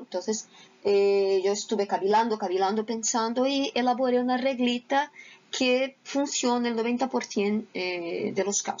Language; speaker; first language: Spanish; non-native, fluent; Portuguese